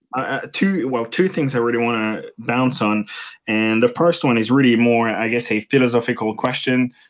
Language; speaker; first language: English; non-native, fluent; French